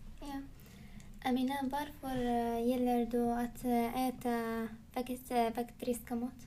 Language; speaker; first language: Swedish; non-native, learner; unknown